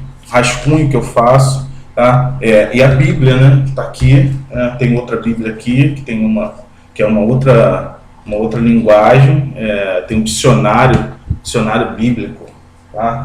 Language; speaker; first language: Portuguese; native; Portuguese